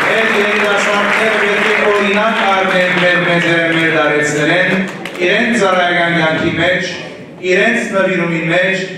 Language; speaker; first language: Armenian; native; Armenian